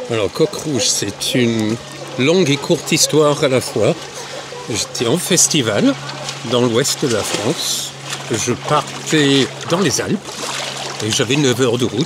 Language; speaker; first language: French; non-native, fluent; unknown